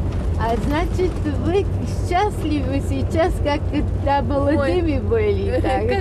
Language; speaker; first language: Russian; non-native, learner; Bulgarian